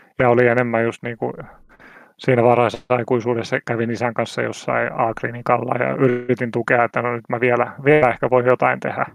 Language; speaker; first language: Finnish; native; Finnish